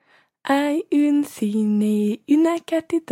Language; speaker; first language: Spanish; non-native, learner; English